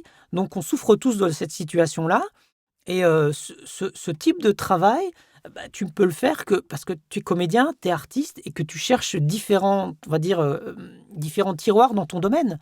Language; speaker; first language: French; native; French